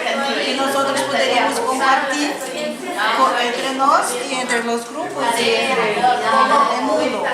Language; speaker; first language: Spanish; non-native, learner; Portuguese